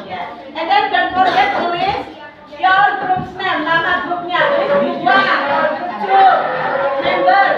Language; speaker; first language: English; non-native, learner; Indonesian